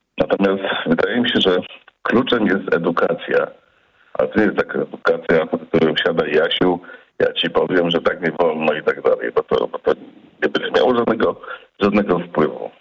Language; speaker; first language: Polish; native; Polish